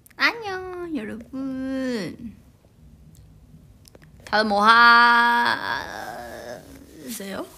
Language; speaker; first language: Korean; non-native, learner; Chinese